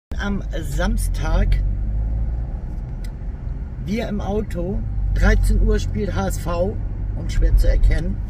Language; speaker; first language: German; native; German